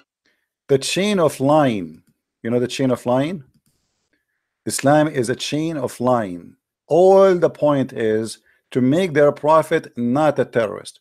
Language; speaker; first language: English; non-native, fluent; Arabic